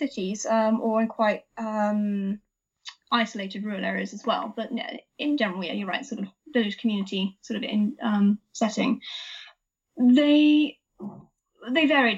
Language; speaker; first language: English; native; English